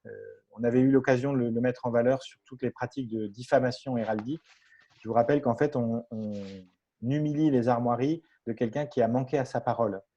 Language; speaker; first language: French; native; French